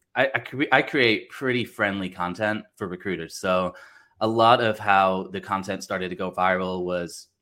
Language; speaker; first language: English; native; English